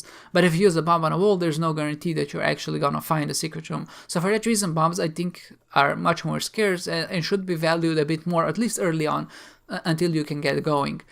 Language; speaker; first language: English; non-native, fluent; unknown